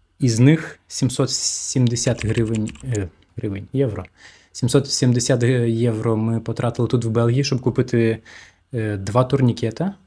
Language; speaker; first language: Ukrainian; native; Ukrainian